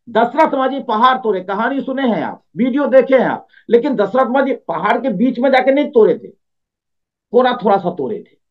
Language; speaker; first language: Hindi; native; Hindi